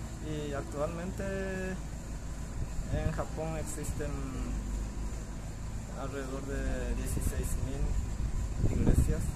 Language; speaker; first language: Spanish; early bilingual, other home language; Japanese